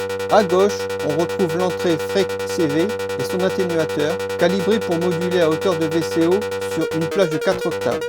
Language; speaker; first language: French; native; French